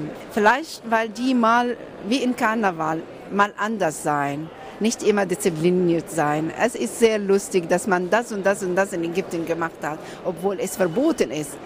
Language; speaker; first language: German; non-native, fluent; Arabic